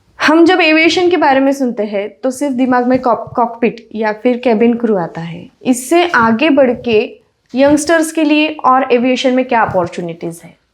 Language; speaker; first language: Hindi; non-native, local second language; Marathi